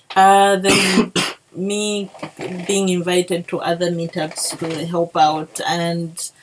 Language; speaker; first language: English; non-native, local second language; Bemba